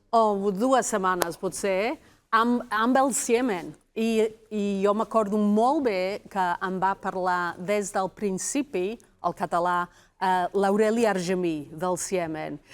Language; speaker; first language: Catalan; non-native, fluent; Welsh